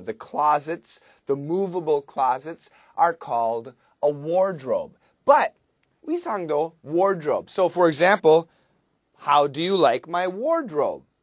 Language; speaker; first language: English; native; English